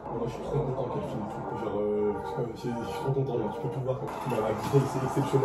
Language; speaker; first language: French; native; French